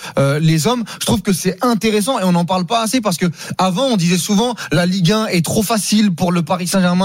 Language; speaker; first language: French; native; French